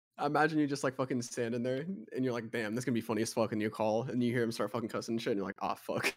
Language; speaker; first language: English; native; English